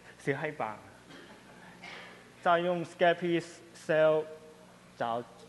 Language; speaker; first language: Chinese; non-native, local second language; Cantonese